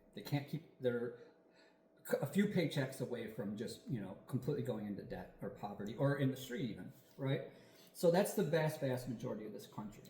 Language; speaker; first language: English; native; English